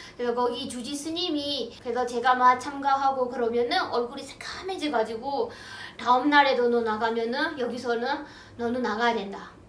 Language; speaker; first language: Korean; non-native, fluent; Burmese